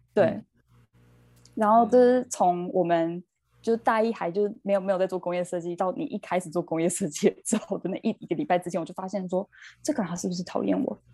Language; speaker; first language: Chinese; early bilingual, heritage; Chinese